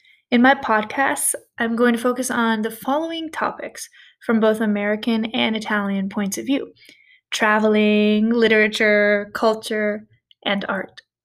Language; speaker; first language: English; native; English